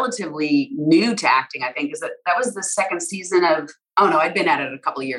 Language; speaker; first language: English; native; English